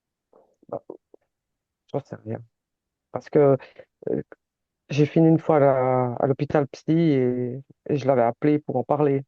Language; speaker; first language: French; native; French